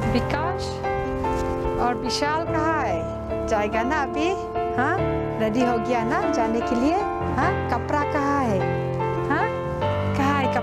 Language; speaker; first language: Hindi; non-native, local second language; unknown